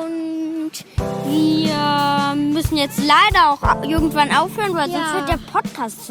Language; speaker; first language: German; native; German